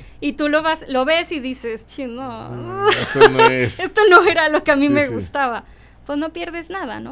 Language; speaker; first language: Spanish; early bilingual, heritage; Spanish